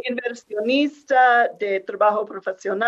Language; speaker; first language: Spanish; non-native, fluent; English